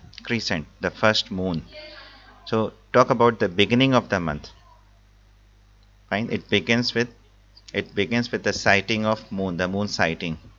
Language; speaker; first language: English; non-native, local second language; Urdu